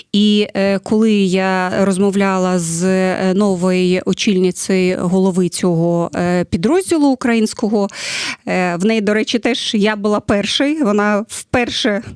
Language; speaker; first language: Ukrainian; non-native, fluent; Russian